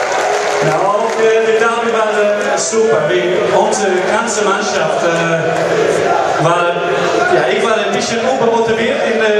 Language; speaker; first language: German; non-native, learner; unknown